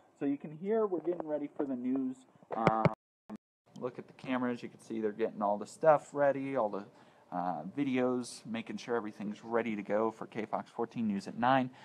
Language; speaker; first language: English; native; English